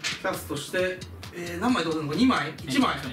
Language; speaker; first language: Japanese; native; Japanese